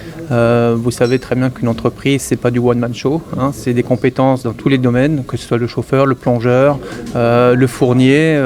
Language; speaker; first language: French; native; French